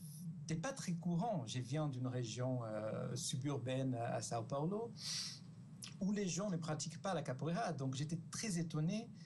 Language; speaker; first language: French; non-native, fluent; Portuguese